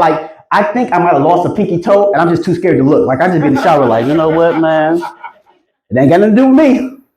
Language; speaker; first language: English; native; English